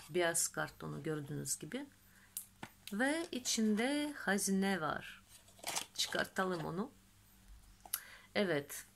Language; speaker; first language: Turkish; non-native, fluent; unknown